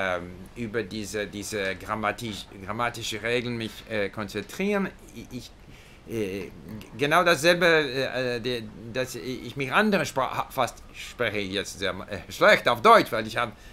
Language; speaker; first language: German; non-native, learner; English